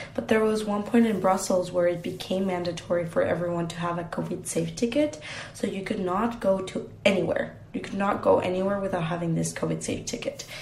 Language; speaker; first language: English; non-native, fluent; Spanish